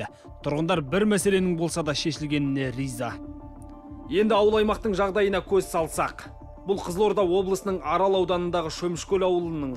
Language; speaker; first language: Kazakh; native; Kazakh